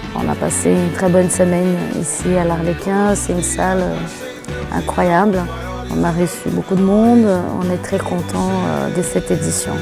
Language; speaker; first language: French; non-native, fluent; Portuguese